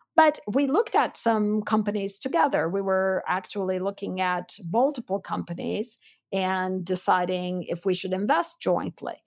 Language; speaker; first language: English; non-native, fluent; Armenian